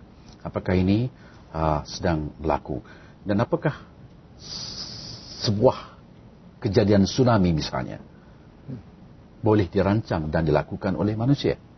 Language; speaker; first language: Indonesian; non-native, fluent; English